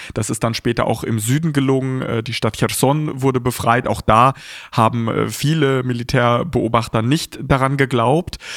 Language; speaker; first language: German; early bilingual, other home language; Russian